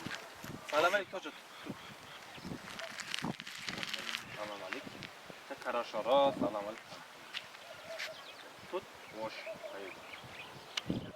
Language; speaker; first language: Russian; non-native, local second language; Kyrgyz